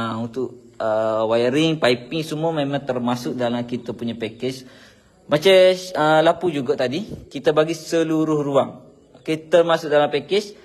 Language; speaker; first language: Malay; native; Malay